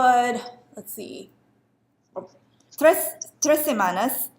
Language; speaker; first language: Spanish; non-native, learner; English